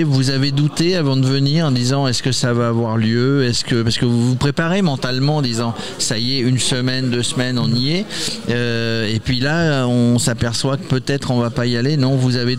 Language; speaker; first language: French; native; French